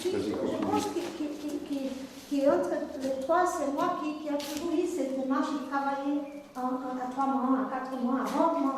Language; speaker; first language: French; non-native, fluent; Portuguese